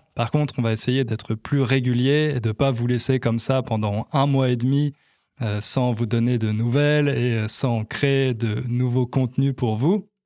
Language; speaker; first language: French; native; French